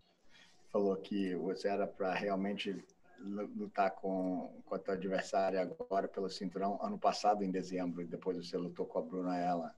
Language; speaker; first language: Portuguese; non-native, fluent; English